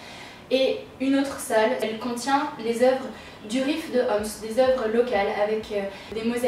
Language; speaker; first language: French; native; French